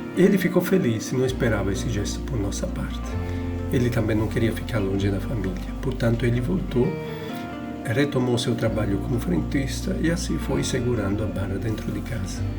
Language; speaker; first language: Portuguese; non-native, fluent; Italian